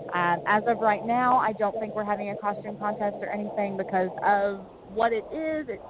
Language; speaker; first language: English; native; English